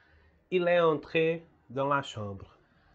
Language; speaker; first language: French; non-native, learner; Portuguese